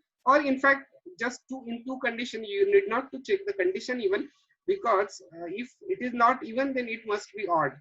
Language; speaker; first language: English; non-native, local second language; Marathi